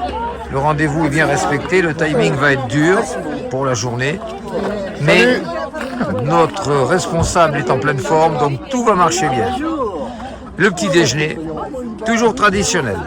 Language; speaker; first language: French; native; French